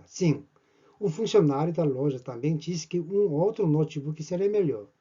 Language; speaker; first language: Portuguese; non-native, fluent; Korean